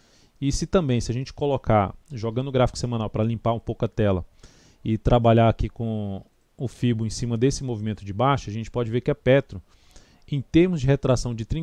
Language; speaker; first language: Portuguese; native; Portuguese